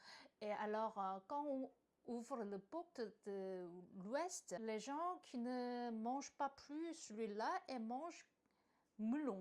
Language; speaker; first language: French; non-native, learner; Korean